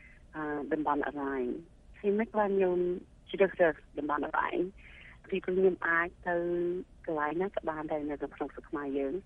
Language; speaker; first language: Khmer; early bilingual, heritage; Khmer